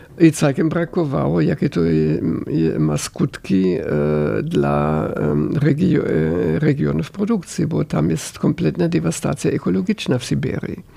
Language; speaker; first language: Polish; non-native, fluent; German